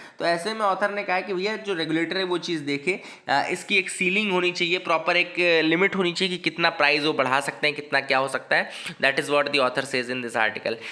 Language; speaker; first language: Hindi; native; Hindi